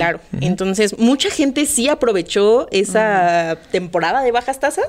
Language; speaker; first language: Spanish; native; Spanish